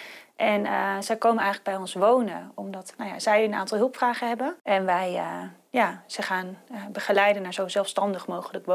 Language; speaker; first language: Dutch; native; Dutch